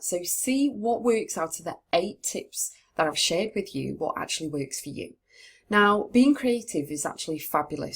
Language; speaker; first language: English; native; English